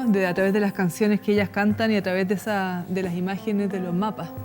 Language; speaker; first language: Spanish; native; Spanish